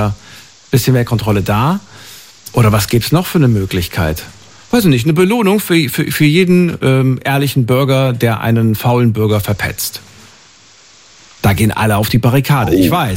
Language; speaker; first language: German; native; German